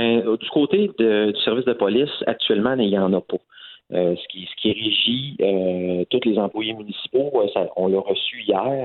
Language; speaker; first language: French; native; French